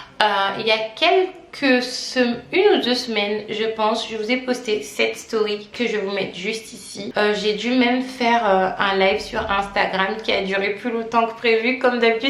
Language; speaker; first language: French; native; French